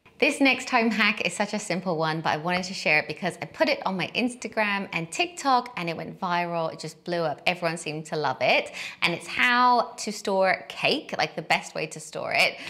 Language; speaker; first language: English; native; English